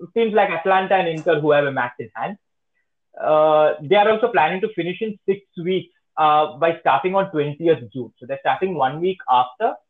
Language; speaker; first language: English; non-native, local second language; Malayalam